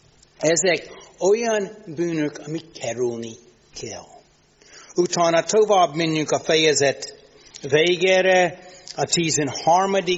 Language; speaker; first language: Hungarian; non-native, fluent; English